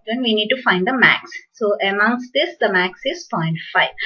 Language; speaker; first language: English; non-native, local second language; Malayalam